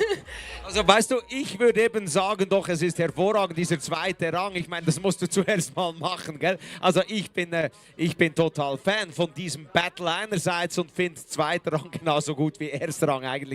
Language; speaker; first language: German; native; German